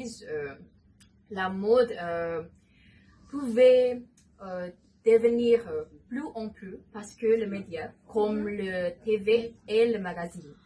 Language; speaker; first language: French; non-native, learner; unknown